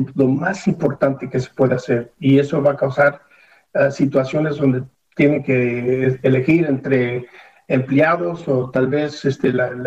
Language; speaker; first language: Spanish; early bilingual, heritage; Spanish